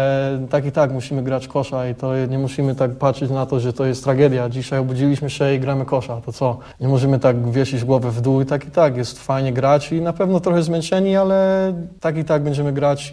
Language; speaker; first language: Polish; early bilingual, heritage; English